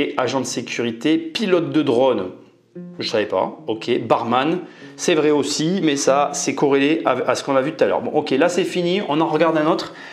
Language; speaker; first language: French; native; French